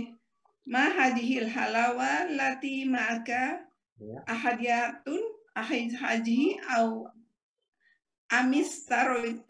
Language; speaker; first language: Arabic; non-native, learner; Indonesian